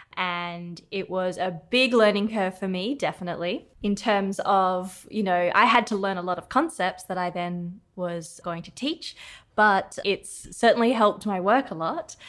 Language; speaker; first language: English; native; English